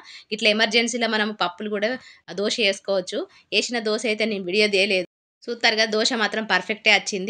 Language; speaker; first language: Telugu; native; Telugu